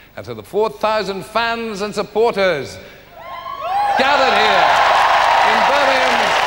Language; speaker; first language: English; native; English